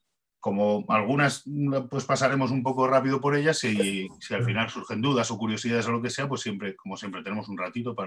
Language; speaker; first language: Spanish; native; Spanish